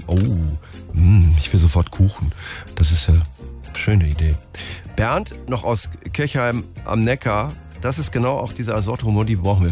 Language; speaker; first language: German; native; German